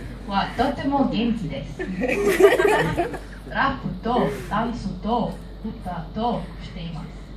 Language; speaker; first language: Japanese; non-native, learner; Hebrew